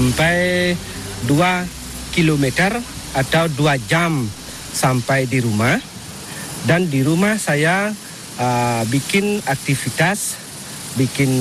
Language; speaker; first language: Indonesian; non-native, local second language; Balinese